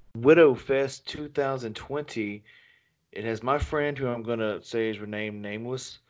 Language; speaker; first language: English; native; English